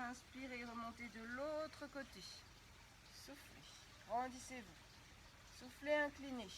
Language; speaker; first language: French; native; French